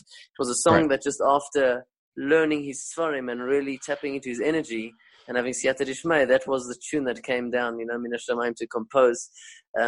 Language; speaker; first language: English; non-native, local second language; Spanish